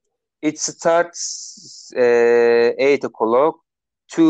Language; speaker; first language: English; non-native, learner; Turkish